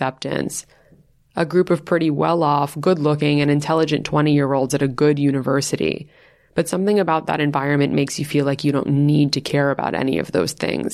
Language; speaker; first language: English; native; English